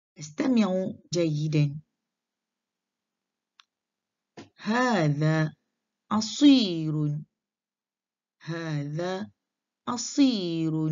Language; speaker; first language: Arabic; non-native, fluent; Malay